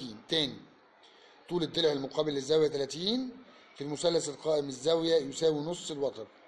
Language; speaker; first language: Arabic; native; Arabic